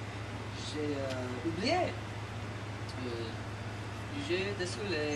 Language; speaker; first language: French; non-native, learner; English